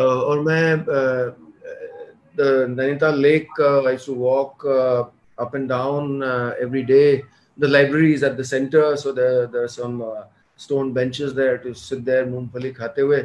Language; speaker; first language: English; non-native, local second language; Hindi